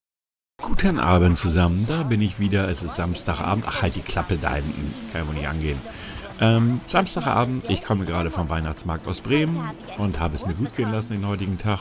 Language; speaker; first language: German; native; German